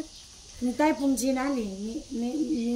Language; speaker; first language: Chinese; non-native, learner; Filipino